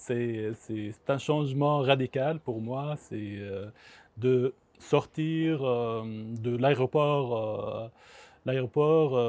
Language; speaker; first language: French; non-native, local second language; Arabic